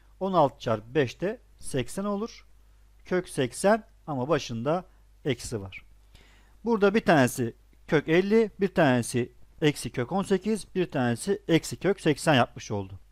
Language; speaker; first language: Turkish; native; Turkish